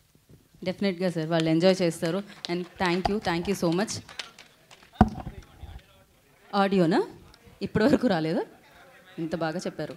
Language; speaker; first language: Telugu; native; Telugu